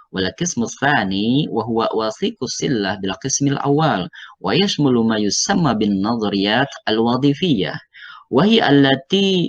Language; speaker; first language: Arabic; non-native, fluent; Indonesian